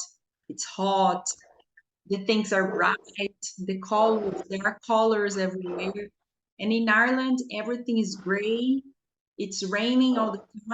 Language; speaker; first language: English; non-native, fluent; Portuguese